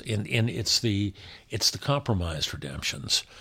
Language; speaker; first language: English; native; English